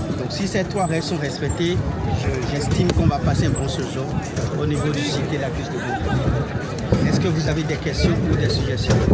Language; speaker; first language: French; non-native, local second language; Fon